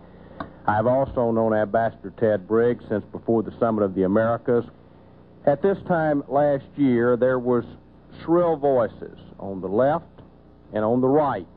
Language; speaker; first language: English; native; English